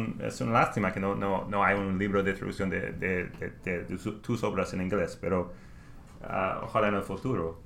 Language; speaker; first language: Spanish; non-native, learner; English